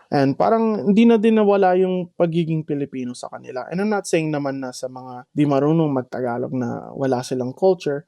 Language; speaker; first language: Filipino; early bilingual, heritage; Filipino